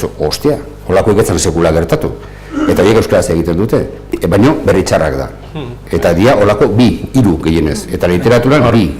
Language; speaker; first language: Basque; native; Basque